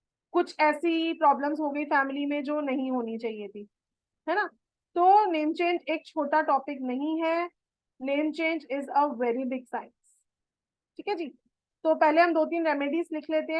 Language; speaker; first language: Hindi; native; Hindi